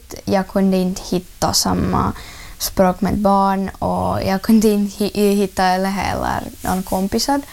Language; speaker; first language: Swedish; non-native, learner; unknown